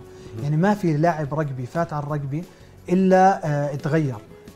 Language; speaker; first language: Arabic; native; Arabic